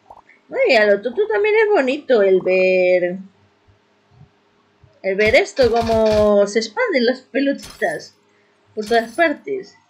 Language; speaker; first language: Spanish; native; Spanish